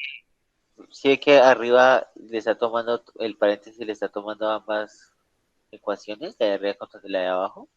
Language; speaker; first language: Spanish; native; Spanish